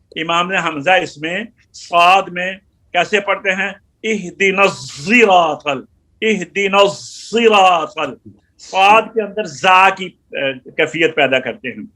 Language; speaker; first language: Urdu; non-native, local second language; Punjabi